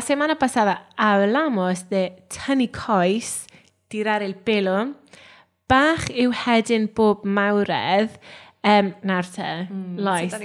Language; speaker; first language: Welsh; non-native, local second language; Spanish